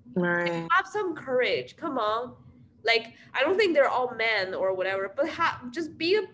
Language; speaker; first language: English; non-native, fluent; Chinese